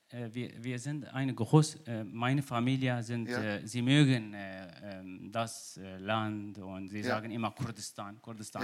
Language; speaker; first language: German; non-native, learner; Kurdish